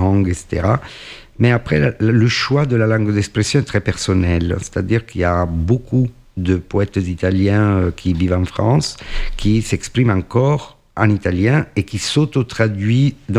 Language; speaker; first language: French; non-native, fluent; Italian